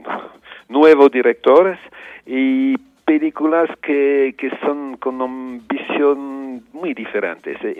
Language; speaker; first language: Spanish; non-native, learner; French